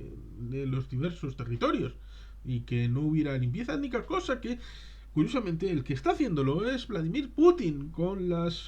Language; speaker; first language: Spanish; native; Spanish